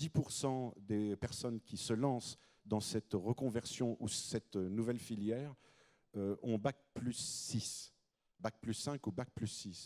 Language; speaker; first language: French; native; French